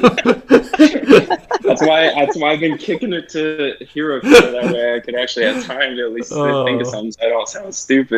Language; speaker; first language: English; native; English